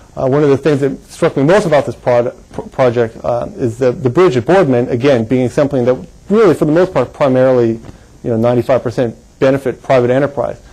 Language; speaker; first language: English; native; English